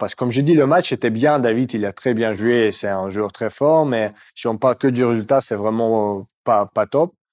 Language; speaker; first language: French; non-native, fluent; Russian